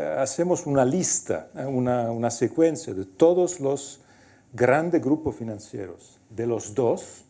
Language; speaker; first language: Spanish; non-native, fluent; Italian